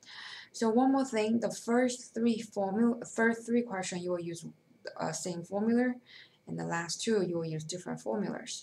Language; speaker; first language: English; non-native, fluent; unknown